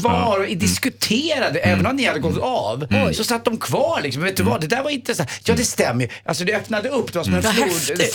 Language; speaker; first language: Swedish; native; Swedish